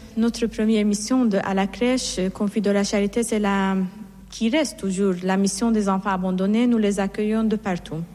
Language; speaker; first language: French; non-native, fluent; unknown